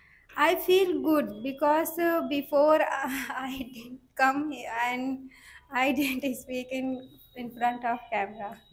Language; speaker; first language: English; non-native, learner; Hindi